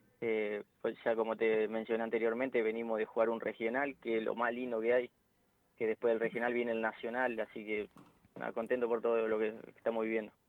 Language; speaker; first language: Spanish; native; Spanish